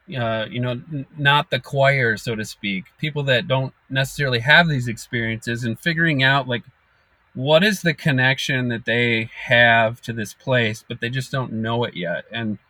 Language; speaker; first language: English; native; English